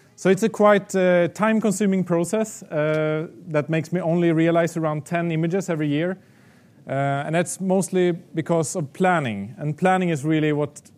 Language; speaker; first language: English; non-native, fluent; Swedish